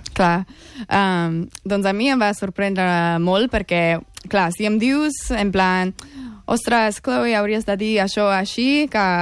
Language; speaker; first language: Catalan; non-native, fluent; English